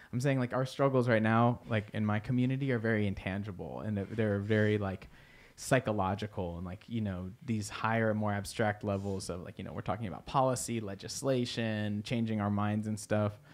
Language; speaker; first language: English; early bilingual, other home language; Spanish